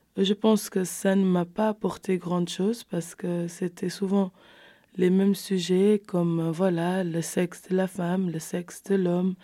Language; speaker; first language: French; non-native, fluent; Kabuverdianu